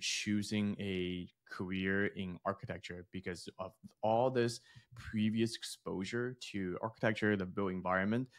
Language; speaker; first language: English; early bilingual, other home language; Chinese